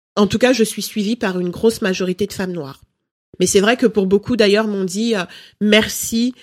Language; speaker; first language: French; early bilingual, other home language; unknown